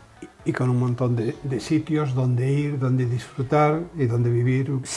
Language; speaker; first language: Spanish; native; Spanish